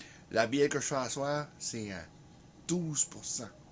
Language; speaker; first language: French; early bilingual, heritage; French